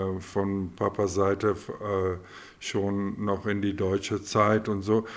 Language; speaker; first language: German; non-native, local second language; Afrikaans